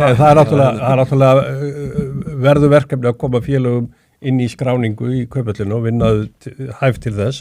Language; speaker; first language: Icelandic; native; Icelandic